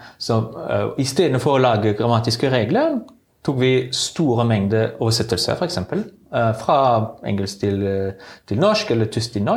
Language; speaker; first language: Norwegian; non-native, fluent; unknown